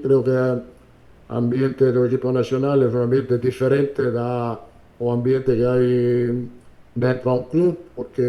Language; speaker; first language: Portuguese; non-native, learner; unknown